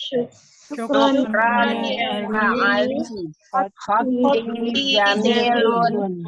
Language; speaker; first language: Arabic; non-native, learner; Indonesian